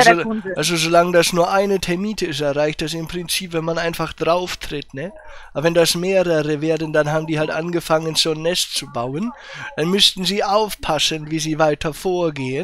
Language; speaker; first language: German; native; German